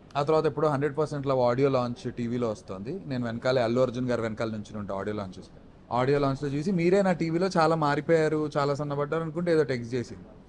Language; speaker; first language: Telugu; native; Telugu